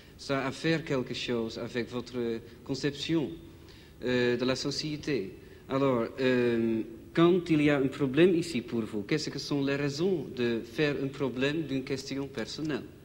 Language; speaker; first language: French; non-native, learner; Dutch